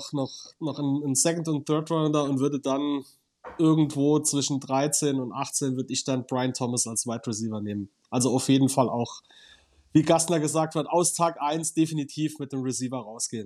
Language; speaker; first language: German; native; German